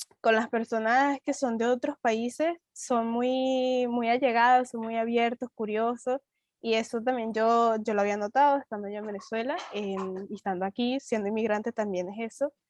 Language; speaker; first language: Spanish; native; Spanish